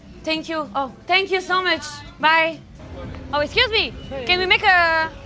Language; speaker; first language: English; non-native, learner; French